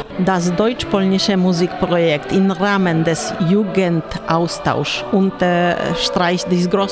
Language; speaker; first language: German; non-native, learner; Polish